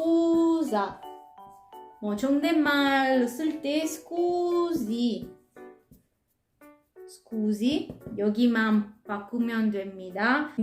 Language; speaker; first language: Korean; non-native, learner; Italian